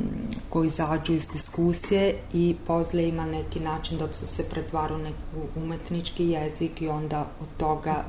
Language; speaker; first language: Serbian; non-native, learner; Italian